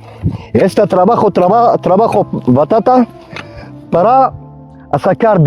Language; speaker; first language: Spanish; non-native, learner; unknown